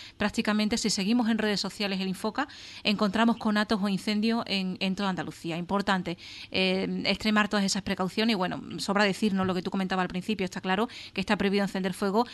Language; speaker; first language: Spanish; native; Spanish